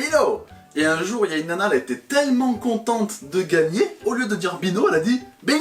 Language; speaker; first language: French; native; French